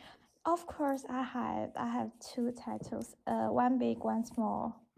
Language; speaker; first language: English; non-native, learner; Chinese